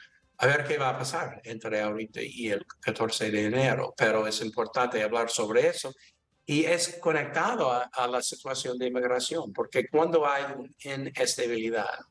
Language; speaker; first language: Spanish; non-native, learner; English